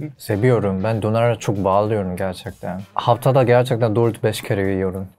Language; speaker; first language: Turkish; non-native, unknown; Korean